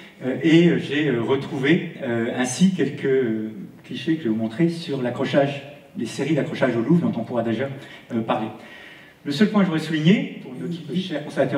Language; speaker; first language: French; native; French